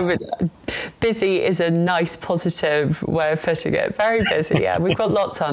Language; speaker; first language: English; native; English